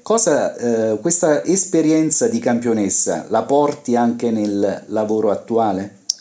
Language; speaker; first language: Italian; native; Italian